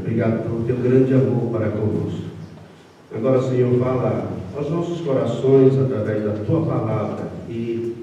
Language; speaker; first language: Portuguese; native; Portuguese